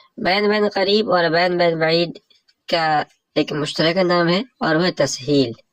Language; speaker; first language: Urdu; native; Urdu